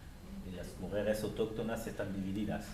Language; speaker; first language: Spanish; native; Spanish